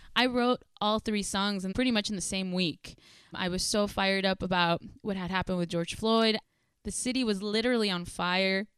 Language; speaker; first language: English; early bilingual, other home language; Spanish